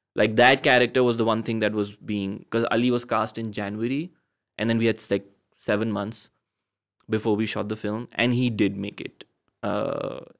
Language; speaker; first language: English; non-native, local second language; Urdu